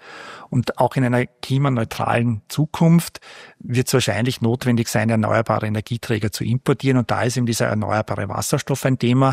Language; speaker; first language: German; native; German